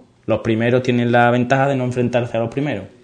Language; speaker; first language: Spanish; native; Spanish